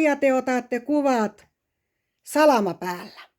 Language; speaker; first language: Finnish; native; Finnish